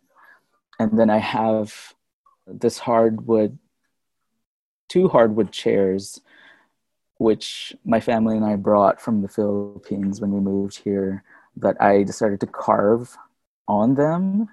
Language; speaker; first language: English; non-native, local second language; Filipino